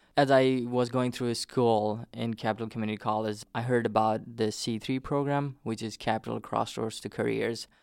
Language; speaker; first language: English; non-native, fluent; Nepali